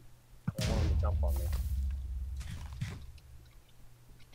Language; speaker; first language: English; native; English